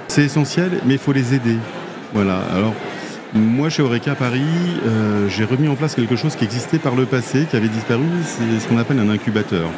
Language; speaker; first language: French; native; French